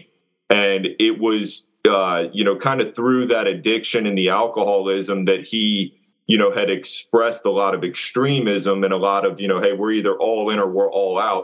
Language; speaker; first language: English; native; English